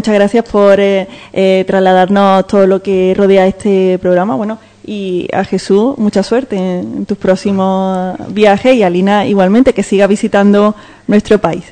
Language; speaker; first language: Spanish; native; Spanish